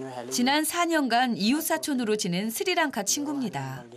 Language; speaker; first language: Korean; native; Korean